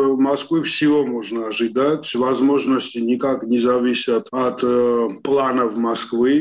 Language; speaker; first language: Russian; non-native, local second language; Georgian